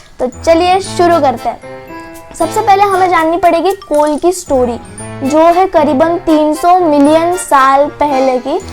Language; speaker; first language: Hindi; non-native, local second language; Marathi